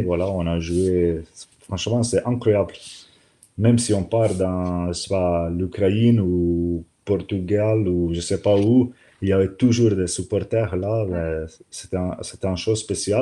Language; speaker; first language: French; non-native, learner; Slovenian